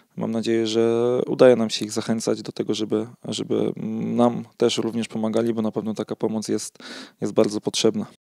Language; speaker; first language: Polish; native; Polish